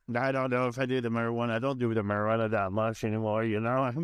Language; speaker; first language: English; native; English